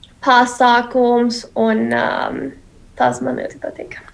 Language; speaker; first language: Latvian; non-native, learner; Spanish